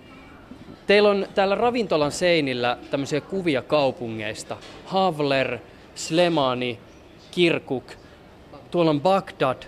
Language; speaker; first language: Finnish; native; Finnish